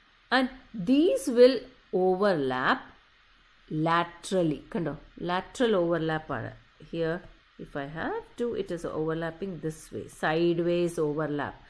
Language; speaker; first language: English; non-native, local second language; Malayalam